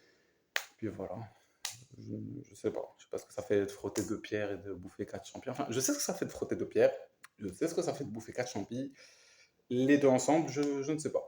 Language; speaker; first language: French; native; French